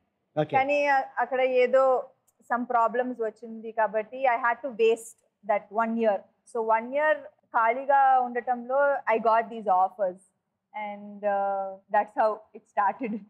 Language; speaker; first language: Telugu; non-native, local second language; Tamil